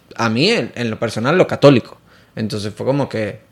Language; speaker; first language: Spanish; native; Spanish